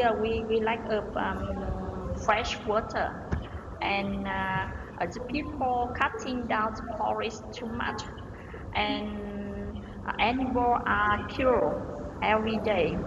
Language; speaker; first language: English; non-native, learner; Vietnamese